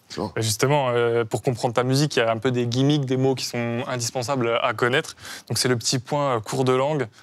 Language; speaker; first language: French; native; French